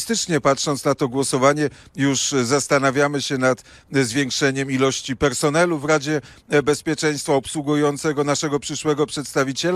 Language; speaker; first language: Polish; native; Polish